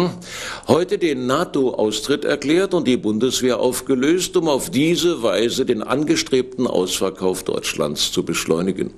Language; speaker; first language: German; native; German